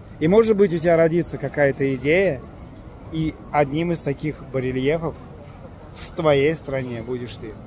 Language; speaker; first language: Russian; native; Russian